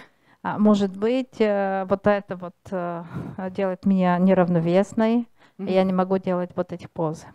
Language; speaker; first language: Russian; non-native, learner; Bulgarian